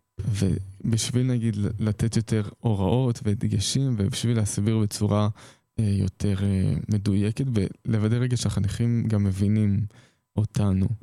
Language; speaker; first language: Hebrew; native; Hebrew